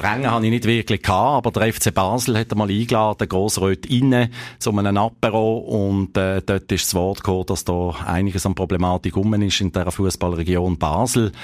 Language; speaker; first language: German; native; German